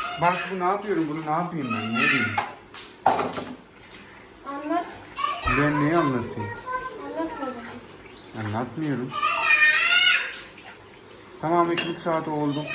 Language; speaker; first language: Turkish; non-native, learner; Urdu